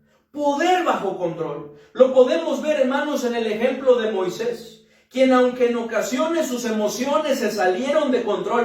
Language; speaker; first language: Spanish; native; Spanish